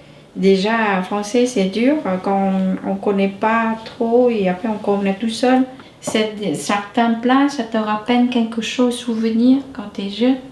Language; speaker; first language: French; non-native, learner; Vietnamese